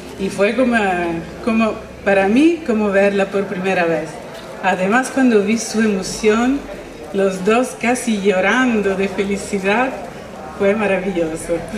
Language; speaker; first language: Spanish; non-native, fluent; Italian